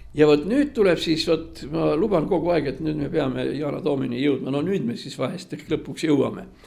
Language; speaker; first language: Estonian; non-native, local second language; Russian